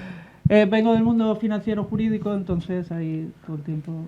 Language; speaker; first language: Spanish; native; Spanish